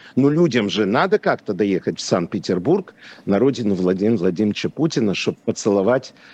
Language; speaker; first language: Russian; non-native, local second language; Polish